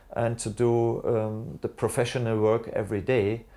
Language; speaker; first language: English; non-native, fluent; German